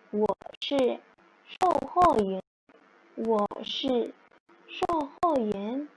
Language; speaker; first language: Chinese; non-native, fluent; Indonesian